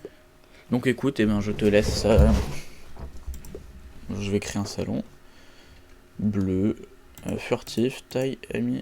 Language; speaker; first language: French; native; French